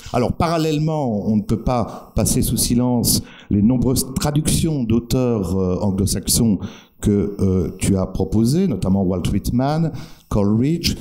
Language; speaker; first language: French; native; French